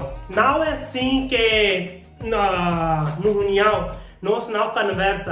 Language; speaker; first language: Portuguese; non-native, learner; Hindi